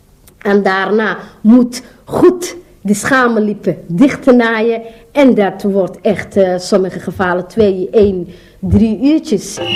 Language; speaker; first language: Dutch; non-native, learner; Somali